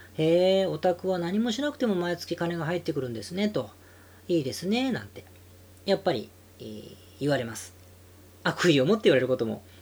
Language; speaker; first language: Japanese; native; Japanese